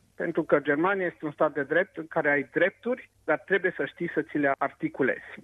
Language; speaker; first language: Romanian; non-native, local second language; Serbian